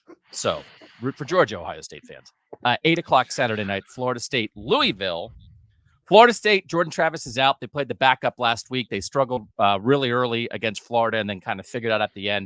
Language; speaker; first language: English; native; English